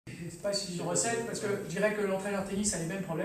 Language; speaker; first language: French; native; French